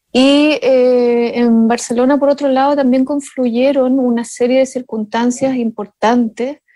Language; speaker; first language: Spanish; native; Spanish